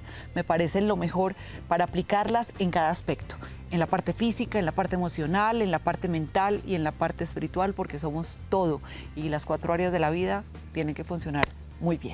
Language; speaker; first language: Spanish; native; Spanish